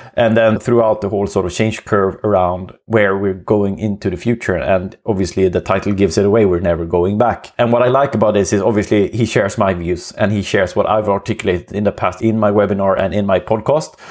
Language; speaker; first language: English; non-native, fluent; Swedish